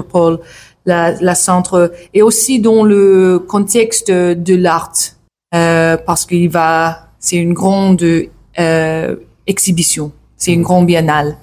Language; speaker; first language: French; non-native, learner; English